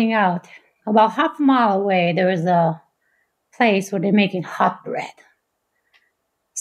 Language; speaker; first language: English; non-native, fluent; Romanian